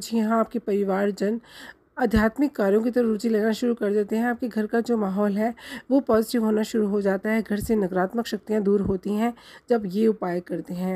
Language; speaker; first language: Hindi; native; Hindi